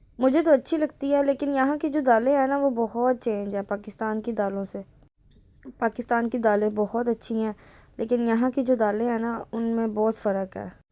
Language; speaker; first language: Urdu; non-native, local second language; Punjabi